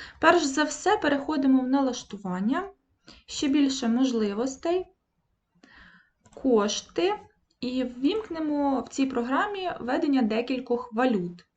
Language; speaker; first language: Ukrainian; native; Ukrainian